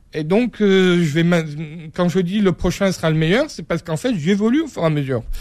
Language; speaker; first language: French; native; French